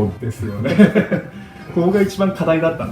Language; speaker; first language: Japanese; native; Japanese